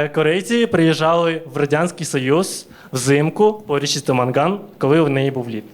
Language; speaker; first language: Ukrainian; early bilingual, other home language; Russian